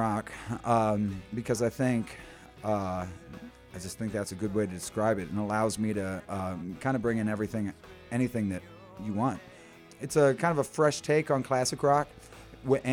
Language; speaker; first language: English; native; English